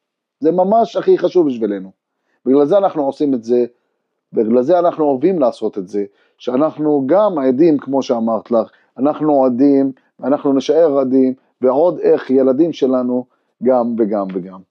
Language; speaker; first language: Hebrew; non-native, local second language; Arabic